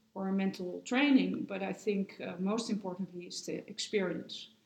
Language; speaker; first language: English; non-native, fluent; Dutch